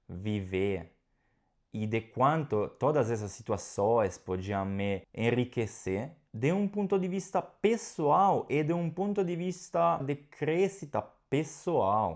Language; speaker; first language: Portuguese; non-native, fluent; Italian